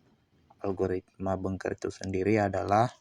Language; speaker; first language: Indonesian; native; Indonesian